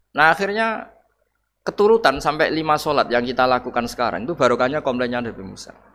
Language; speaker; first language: Indonesian; non-native, local second language; Javanese